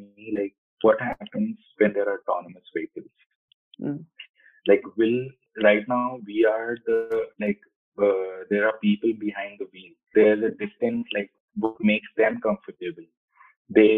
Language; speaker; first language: English; non-native, local second language; Hindi